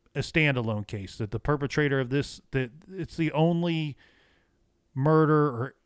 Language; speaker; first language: English; native; English